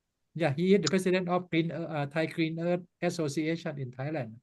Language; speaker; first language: English; non-native, learner; Thai